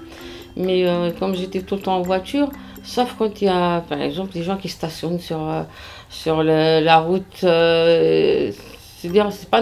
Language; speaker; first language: French; non-native, fluent; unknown